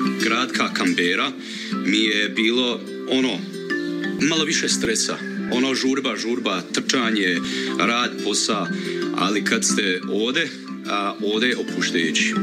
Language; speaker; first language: Croatian; early bilingual, heritage; Croatian